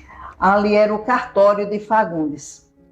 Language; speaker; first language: Portuguese; native; Portuguese